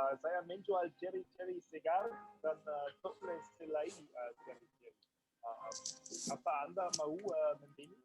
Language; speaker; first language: Indonesian; non-native, learner; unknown